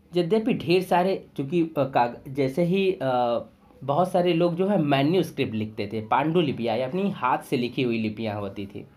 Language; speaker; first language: Hindi; native; Hindi